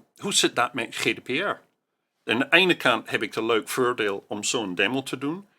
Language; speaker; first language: Dutch; non-native, fluent; English